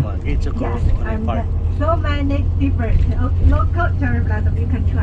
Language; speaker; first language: English; non-native, learner; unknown